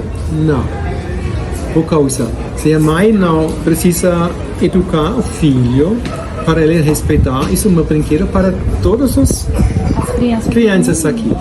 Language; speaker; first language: Portuguese; non-native, learner; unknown